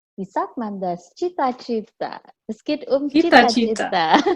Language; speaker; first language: German; non-native, fluent; Indonesian